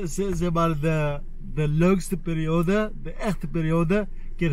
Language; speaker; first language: Dutch; non-native, fluent; Armenian